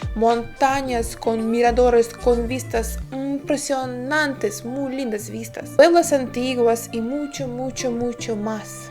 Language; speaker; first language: Spanish; non-native, fluent; Ukrainian